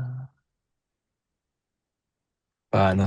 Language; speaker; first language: Spanish; non-native, learner; English